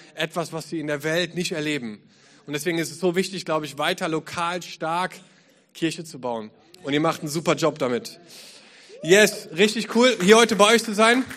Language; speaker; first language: German; native; German